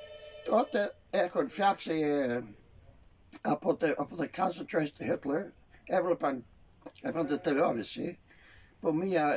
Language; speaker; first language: Greek; early bilingual, heritage; Greek